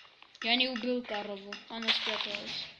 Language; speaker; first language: Russian; early bilingual, heritage; Russian